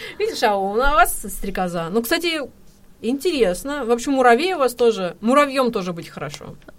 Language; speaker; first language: Russian; native; Russian